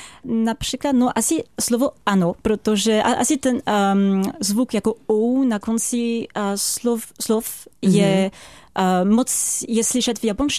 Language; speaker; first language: Czech; non-native, fluent; French